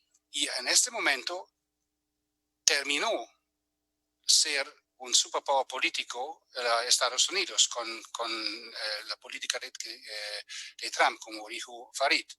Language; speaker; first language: Spanish; non-native, fluent; German